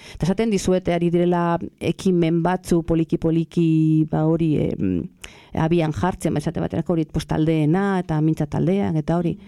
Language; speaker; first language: Basque; non-native, local second language; Spanish